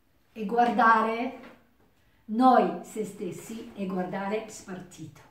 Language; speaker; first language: Italian; non-native, learner; Japanese